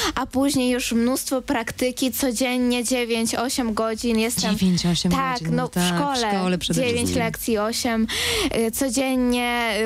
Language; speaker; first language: Polish; early bilingual, other home language; Ukrainian